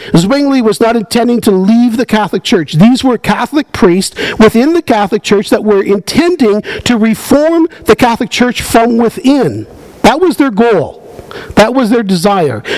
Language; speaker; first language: English; native; English